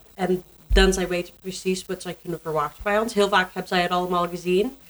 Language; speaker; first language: Dutch; non-native, learner; English